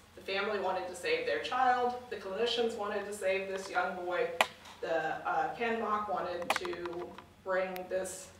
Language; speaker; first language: English; native; English